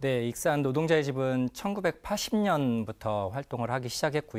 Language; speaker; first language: Korean; native; Korean